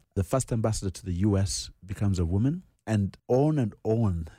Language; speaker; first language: English; non-native, local second language; Ganda